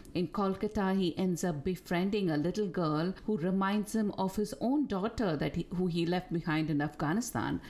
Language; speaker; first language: English; non-native, local second language; Tamil